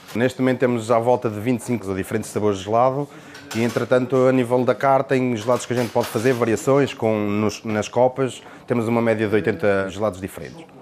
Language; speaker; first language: Portuguese; native; Portuguese